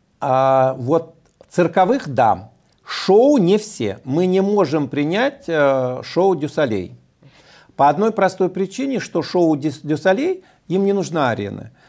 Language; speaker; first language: Russian; native; Russian